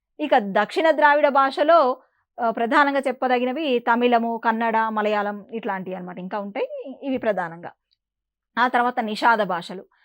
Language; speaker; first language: Telugu; native; Telugu